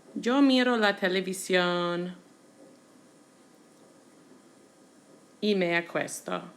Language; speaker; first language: Spanish; non-native, fluent; English